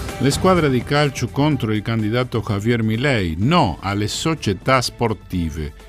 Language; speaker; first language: Italian; non-native, fluent; Spanish